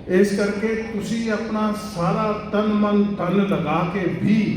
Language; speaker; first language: Hindi; non-native, local second language; Punjabi